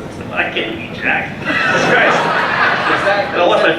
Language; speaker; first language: English; native; English